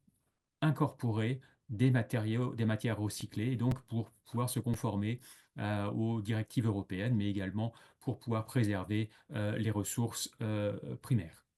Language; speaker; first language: French; native; French